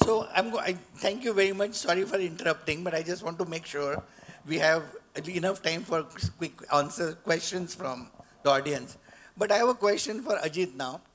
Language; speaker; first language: English; non-native, local second language; Marathi